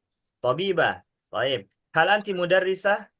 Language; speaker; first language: Arabic; non-native, fluent; Indonesian